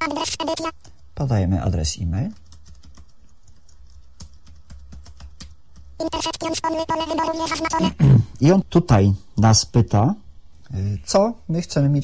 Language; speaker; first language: Polish; native; Polish